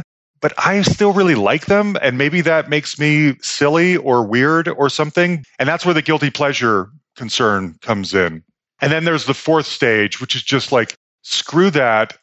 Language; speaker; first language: English; native; English